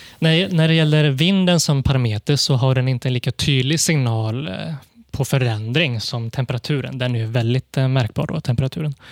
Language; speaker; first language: Swedish; early bilingual, other home language; Cantonese